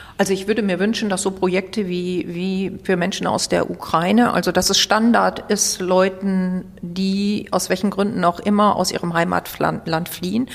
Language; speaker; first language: German; native; German